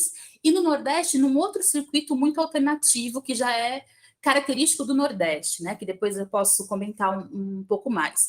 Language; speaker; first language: Portuguese; native; Portuguese